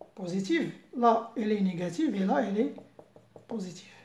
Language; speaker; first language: French; non-native, local second language; Arabic